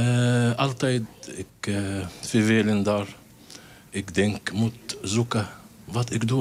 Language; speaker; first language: Dutch; non-native, learner; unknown